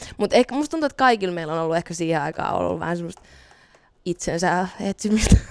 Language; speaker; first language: Finnish; native; Finnish